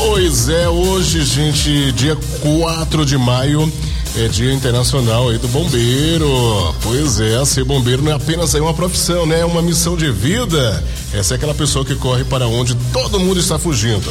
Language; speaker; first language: Portuguese; native; Portuguese